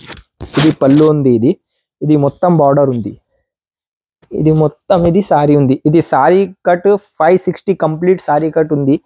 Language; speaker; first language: Telugu; non-native, local second language; Urdu